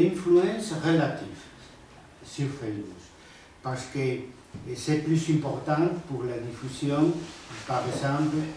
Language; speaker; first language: French; non-native, fluent; Spanish